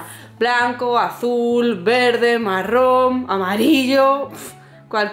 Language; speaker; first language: Spanish; native; Spanish